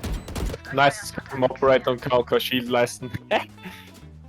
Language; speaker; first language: German; native; German